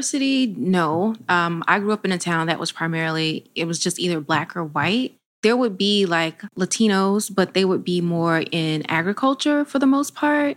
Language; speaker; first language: English; native; English